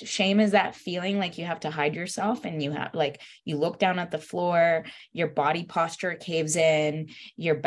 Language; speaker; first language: English; early bilingual, other home language; Spanish